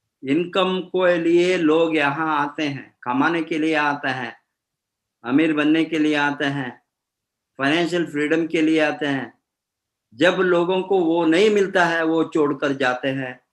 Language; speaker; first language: Hindi; non-native, fluent; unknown